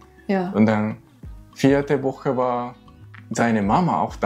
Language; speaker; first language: German; non-native, learner; Japanese